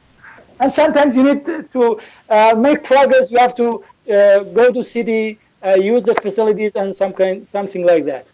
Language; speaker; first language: English; non-native, learner; Persian